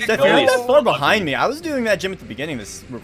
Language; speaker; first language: English; native; English